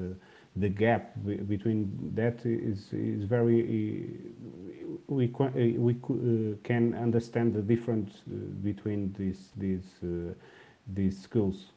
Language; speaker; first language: English; non-native, learner; Portuguese